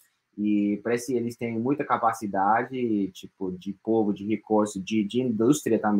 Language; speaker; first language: Portuguese; non-native, fluent; English